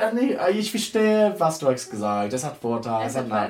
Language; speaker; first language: German; non-native, learner; English